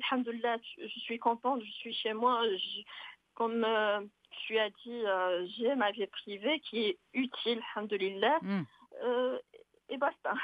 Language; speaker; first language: French; non-native, local second language; Arabic